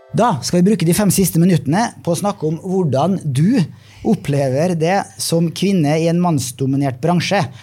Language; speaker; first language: Norwegian; native; Norwegian